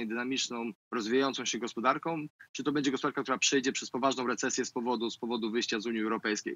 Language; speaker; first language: Polish; native; Polish